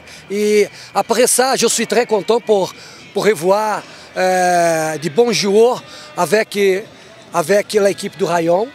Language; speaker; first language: French; non-native, fluent; Portuguese